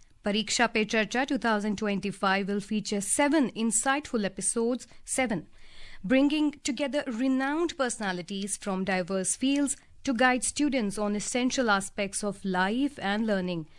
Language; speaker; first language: English; non-native, local second language; Hindi